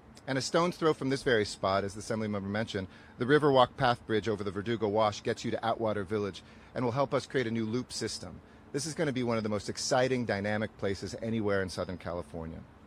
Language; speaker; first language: English; native; English